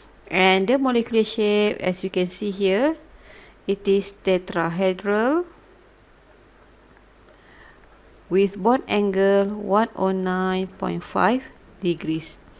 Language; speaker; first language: English; non-native, local second language; Malay